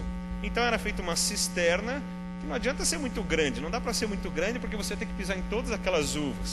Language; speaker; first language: Portuguese; native; Portuguese